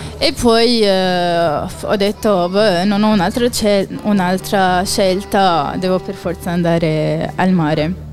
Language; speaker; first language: Italian; non-native, fluent; Arabic